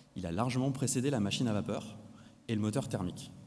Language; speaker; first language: French; native; French